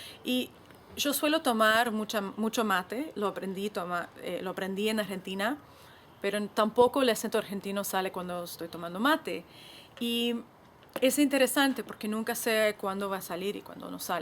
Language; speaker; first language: Spanish; non-native, fluent; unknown